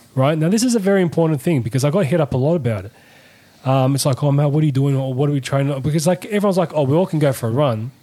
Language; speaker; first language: English; native; English